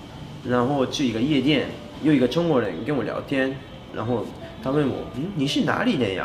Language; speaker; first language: Chinese; non-native, learner; Japanese